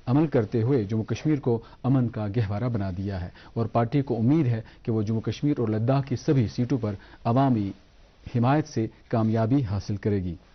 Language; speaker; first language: Hindi; non-native, local second language; Kashmiri